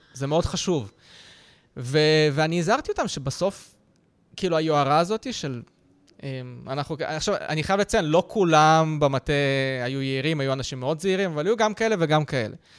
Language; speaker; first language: Hebrew; early bilingual, other home language; Russian